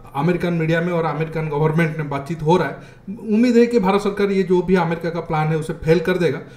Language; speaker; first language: Hindi; native; Hindi